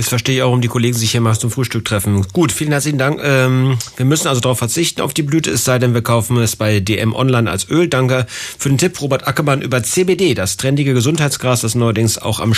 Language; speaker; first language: German; native; German